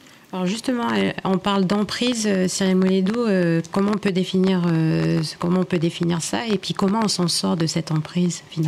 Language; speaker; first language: French; native; French